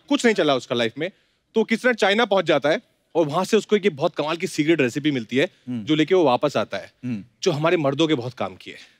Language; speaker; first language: Hindi; native; Hindi